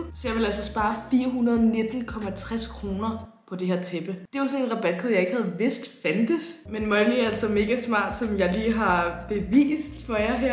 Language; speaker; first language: Danish; native; Danish